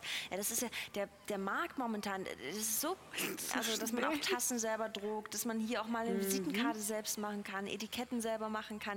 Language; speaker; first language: German; native; German